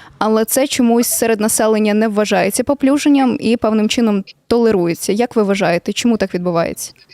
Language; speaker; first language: Ukrainian; native; Ukrainian